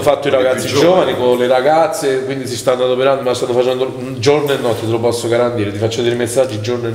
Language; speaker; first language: Italian; native; Italian